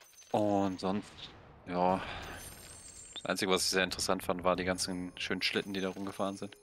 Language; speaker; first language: German; native; German